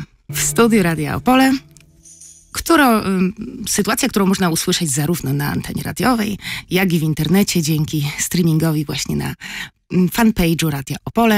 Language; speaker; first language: Polish; native; Polish